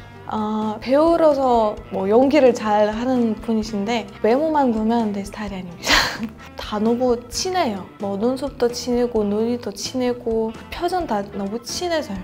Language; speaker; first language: Korean; non-native, fluent; Russian